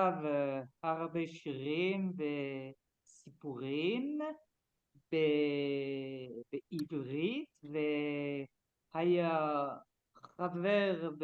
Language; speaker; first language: Hebrew; non-native, learner; French